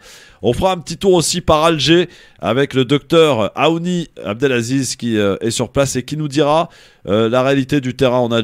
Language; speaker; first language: French; native; French